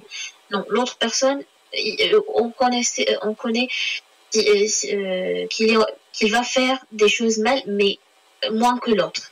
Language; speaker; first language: French; non-native, learner; Arabic